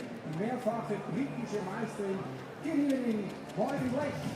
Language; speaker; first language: German; native; German